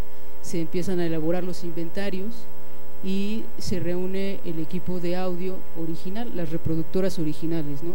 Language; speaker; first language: Spanish; native; Spanish